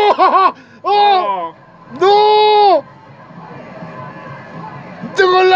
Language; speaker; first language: Spanish; native; Spanish